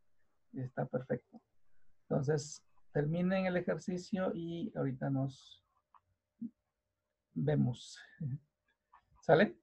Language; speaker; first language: Spanish; native; Spanish